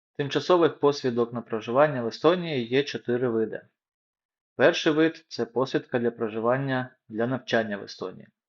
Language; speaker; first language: Ukrainian; native; Ukrainian